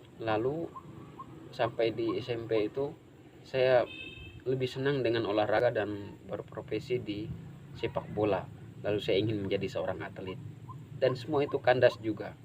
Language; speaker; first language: Indonesian; non-native, local second language; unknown